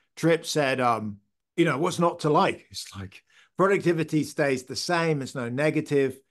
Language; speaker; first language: English; native; English